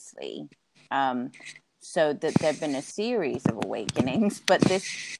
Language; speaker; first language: English; native; English